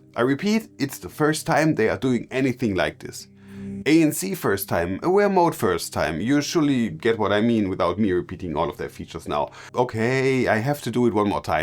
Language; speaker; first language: English; non-native, fluent; German